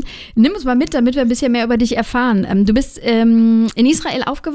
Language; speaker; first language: German; native; German